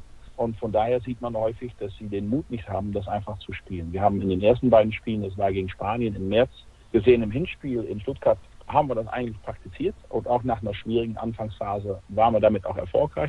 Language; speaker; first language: German; native; German